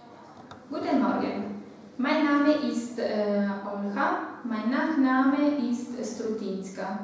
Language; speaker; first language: German; non-native, learner; Ukrainian